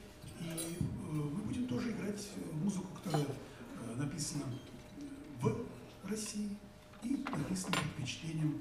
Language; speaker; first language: Russian; native; Russian